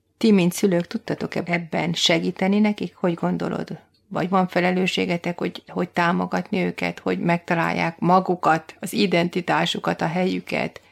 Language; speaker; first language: Hungarian; native; Hungarian